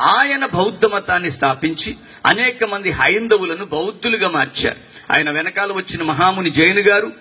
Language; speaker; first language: Telugu; non-native, local second language; Tamil